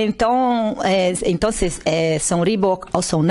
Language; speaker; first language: Spanish; non-native, learner; Portuguese